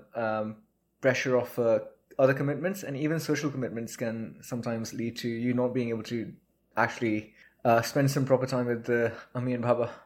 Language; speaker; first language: English; non-native, local second language; Urdu